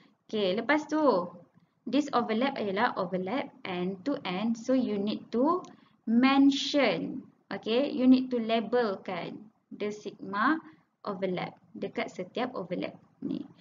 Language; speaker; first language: English; non-native, local second language; Malay